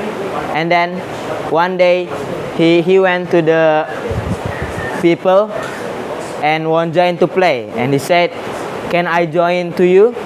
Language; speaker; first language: English; non-native, learner; Indonesian